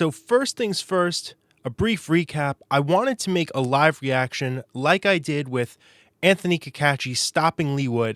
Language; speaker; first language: English; native; English